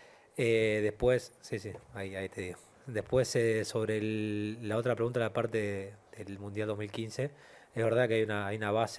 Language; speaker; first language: Spanish; native; Spanish